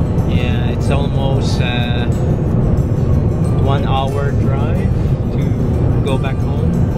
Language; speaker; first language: English; non-native, local second language; Filipino